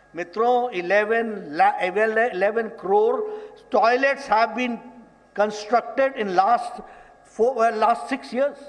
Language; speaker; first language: Hindi; native; Hindi